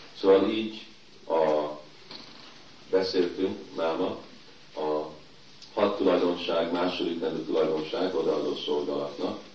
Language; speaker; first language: Hungarian; early bilingual, heritage; Hungarian